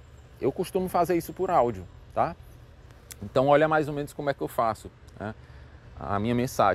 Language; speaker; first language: Portuguese; native; Portuguese